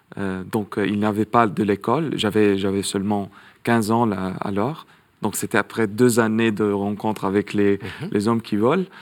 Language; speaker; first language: French; non-native, local second language; Arabic